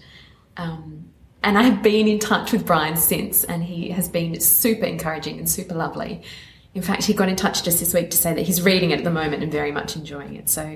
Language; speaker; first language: English; native; English